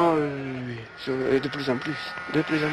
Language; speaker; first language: French; native; French